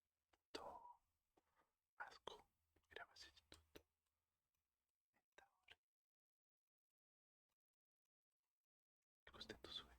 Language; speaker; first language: Basque; non-native, learner; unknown